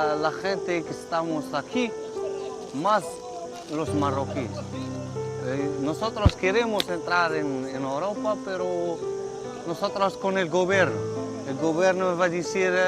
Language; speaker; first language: Spanish; non-native, learner; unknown